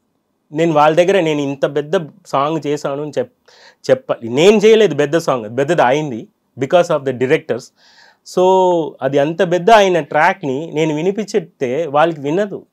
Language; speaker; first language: Telugu; non-native, local second language; Tamil